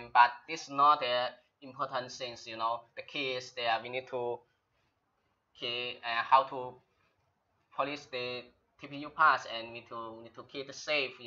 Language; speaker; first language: English; non-native, learner; Chinese